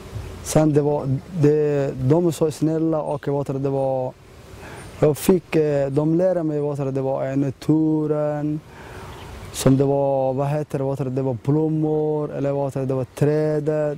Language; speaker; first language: Swedish; non-native, learner; Somali